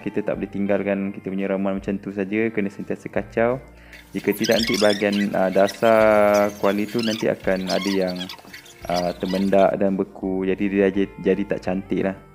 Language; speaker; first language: Malay; native; Malay